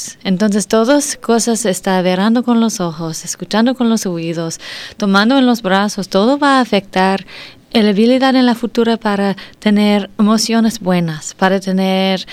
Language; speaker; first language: Spanish; non-native, learner; English